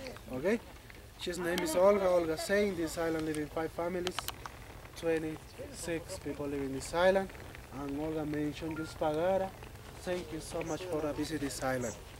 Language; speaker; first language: English; non-native, learner; Spanish